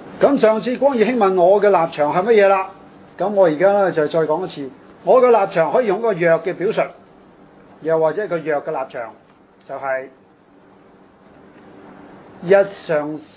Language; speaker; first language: Chinese; non-native, local second language; Cantonese